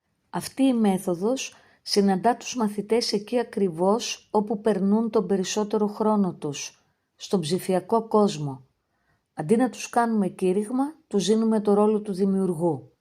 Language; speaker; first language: Greek; native; Greek